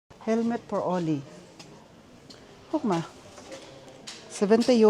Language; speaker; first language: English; non-native, local second language; Filipino